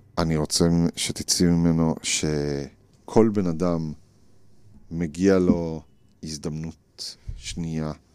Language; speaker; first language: Hebrew; native; Hebrew